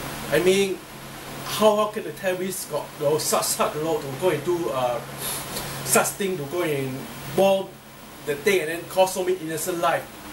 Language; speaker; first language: English; non-native, local second language; Chinese